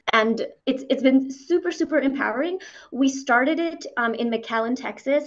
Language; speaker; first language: English; early bilingual, other home language; Spanish